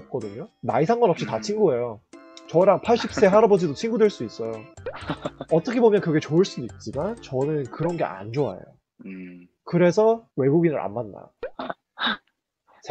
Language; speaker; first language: Korean; early bilingual, heritage; Korean